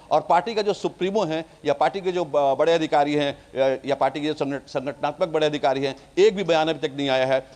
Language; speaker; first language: Hindi; native; Hindi